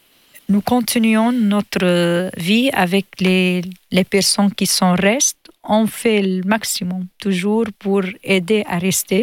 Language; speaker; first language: French; non-native, learner; Arabic